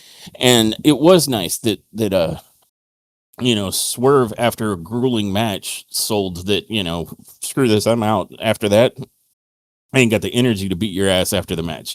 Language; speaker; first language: English; native; English